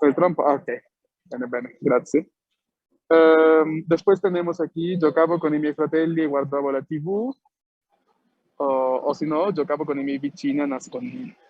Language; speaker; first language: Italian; non-native, fluent; Spanish